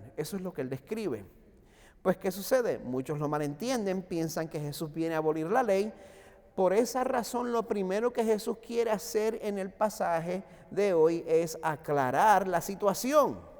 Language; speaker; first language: Spanish; native; Spanish